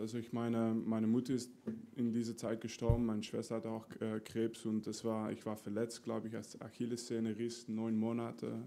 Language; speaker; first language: German; non-native, fluent; French